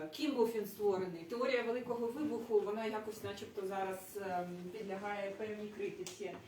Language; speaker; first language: Ukrainian; non-native, local second language; Russian